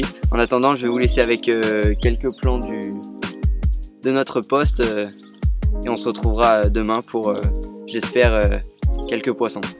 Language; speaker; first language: French; native; French